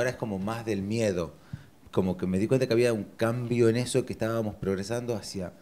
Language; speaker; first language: Spanish; native; Spanish